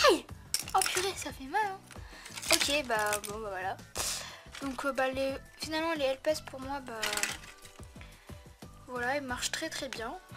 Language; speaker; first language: French; native; French